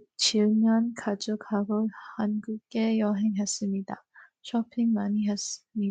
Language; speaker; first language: Korean; early bilingual, heritage; Korean